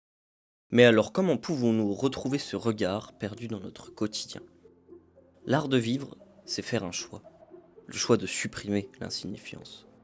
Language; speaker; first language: French; native; French